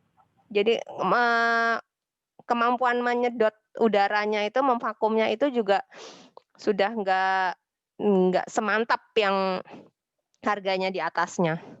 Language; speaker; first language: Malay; non-native, local second language; Javanese